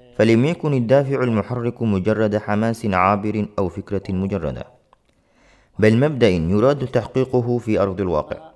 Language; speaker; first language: Arabic; non-native, local second language; Somali